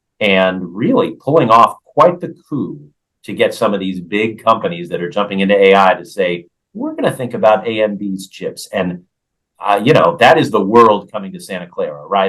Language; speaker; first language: English; native; English